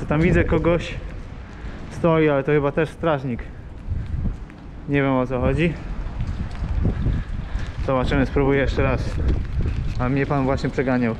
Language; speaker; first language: Polish; native; Polish